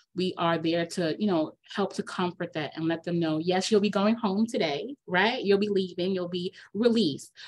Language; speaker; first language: English; native; English